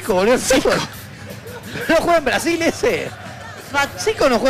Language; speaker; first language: Spanish; native; Spanish